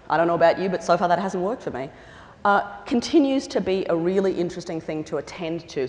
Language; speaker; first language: English; native; English